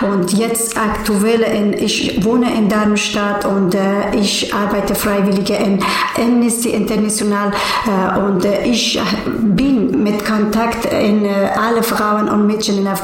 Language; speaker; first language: German; non-native, learner; Persian